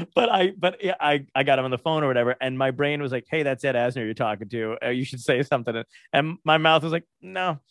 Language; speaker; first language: English; native; English